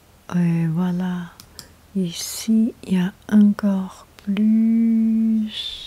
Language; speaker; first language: French; non-native, learner; Chinese